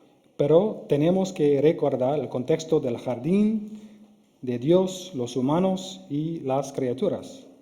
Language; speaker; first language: Spanish; non-native, fluent; English